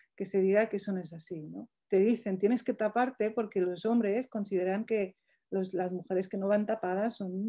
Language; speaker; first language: Spanish; non-native, fluent; Arabic